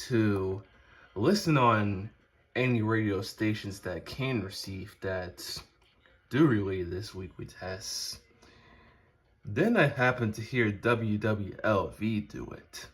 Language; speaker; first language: English; native; English